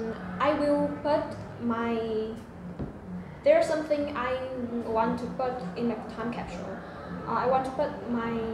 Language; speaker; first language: English; non-native, learner; Vietnamese